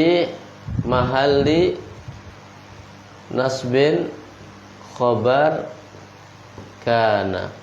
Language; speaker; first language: Arabic; non-native, fluent; Indonesian